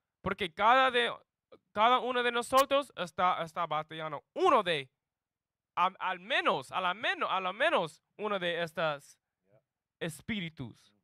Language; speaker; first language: Spanish; non-native, learner; English